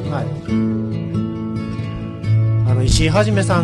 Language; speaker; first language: Japanese; native; Japanese